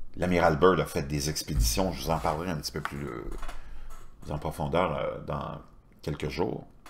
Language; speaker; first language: French; native; French